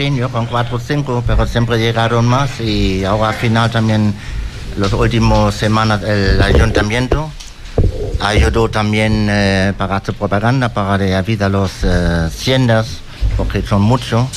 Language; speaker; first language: Spanish; non-native, learner; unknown